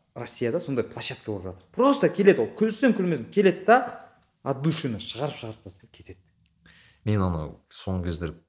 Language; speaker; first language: Kazakh; non-native, local second language; Uzbek